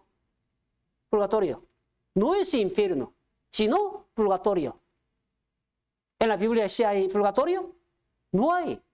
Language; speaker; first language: Spanish; non-native, fluent; Korean